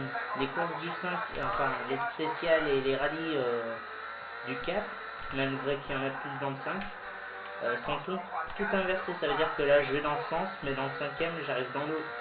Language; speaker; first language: French; native; French